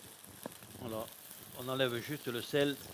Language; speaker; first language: French; native; French